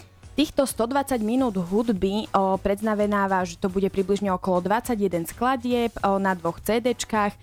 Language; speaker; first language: Slovak; native; Slovak